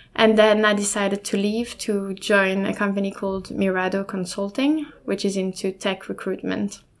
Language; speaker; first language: English; non-native, fluent; German